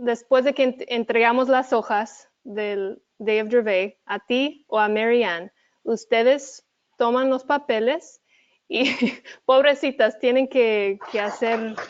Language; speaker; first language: Spanish; early bilingual, heritage; Spanish